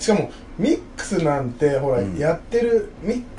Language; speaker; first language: Japanese; native; Japanese